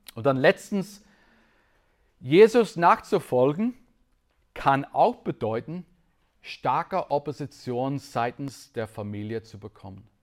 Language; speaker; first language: German; non-native, fluent; English